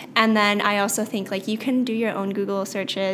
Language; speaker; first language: English; native; English